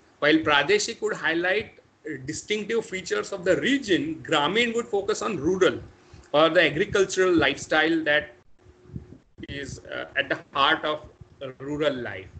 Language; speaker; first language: English; non-native, local second language; Marathi